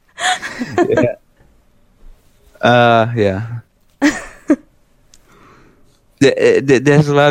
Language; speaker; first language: English; non-native, fluent; German